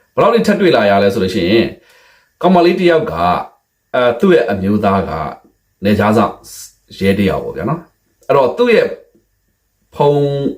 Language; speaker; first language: Burmese; native; Burmese